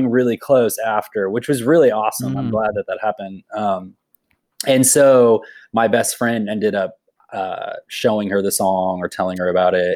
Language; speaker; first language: English; native; English